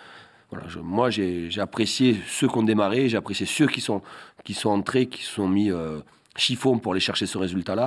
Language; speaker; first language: French; native; French